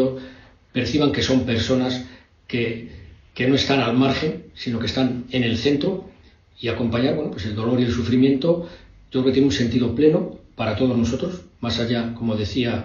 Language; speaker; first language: Spanish; native; Spanish